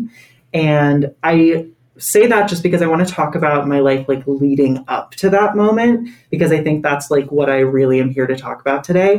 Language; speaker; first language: English; native; English